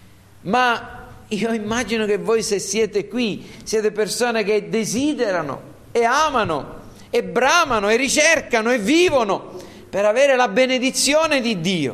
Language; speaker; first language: Italian; native; Italian